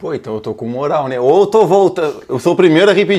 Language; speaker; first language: Portuguese; native; Portuguese